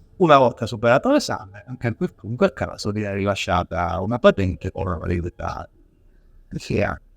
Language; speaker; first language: Italian; native; Italian